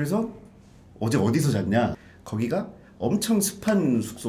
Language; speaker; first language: Korean; native; Korean